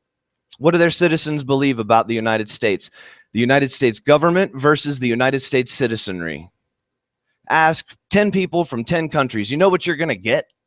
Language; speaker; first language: English; native; English